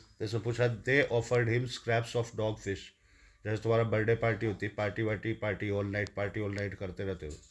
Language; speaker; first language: Hindi; native; Hindi